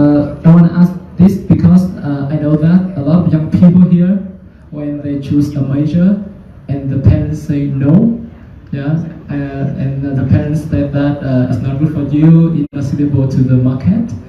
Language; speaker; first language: English; non-native, fluent; Vietnamese